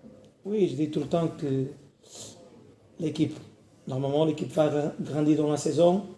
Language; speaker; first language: French; non-native, learner; Portuguese